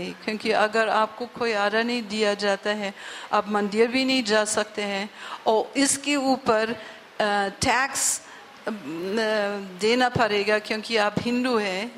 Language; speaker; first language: Hindi; non-native, learner; English